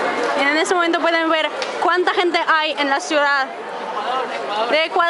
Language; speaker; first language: Spanish; non-native, fluent; Polish